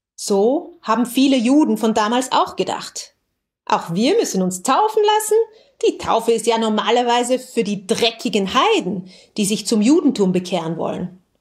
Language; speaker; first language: German; native; German